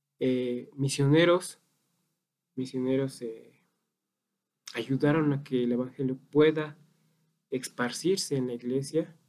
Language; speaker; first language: Spanish; native; Spanish